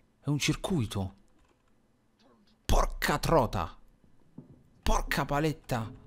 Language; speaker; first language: Italian; native; Italian